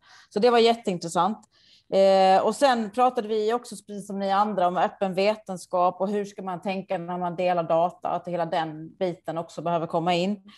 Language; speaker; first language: Swedish; native; Swedish